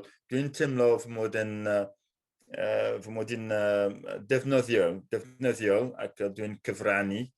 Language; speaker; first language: Welsh; non-native, fluent; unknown